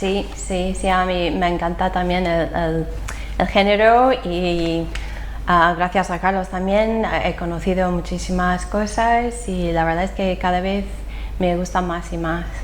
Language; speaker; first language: Spanish; non-native, fluent; English